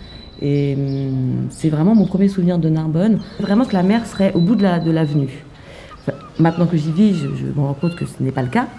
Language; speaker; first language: French; native; French